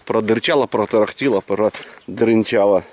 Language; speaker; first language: Ukrainian; native; Ukrainian